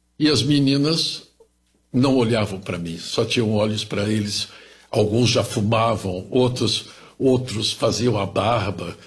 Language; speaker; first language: Portuguese; early bilingual, other home language; German